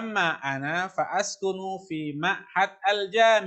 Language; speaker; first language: Arabic; non-native, fluent; Indonesian